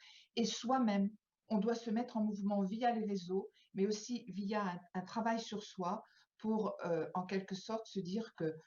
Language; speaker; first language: French; native; French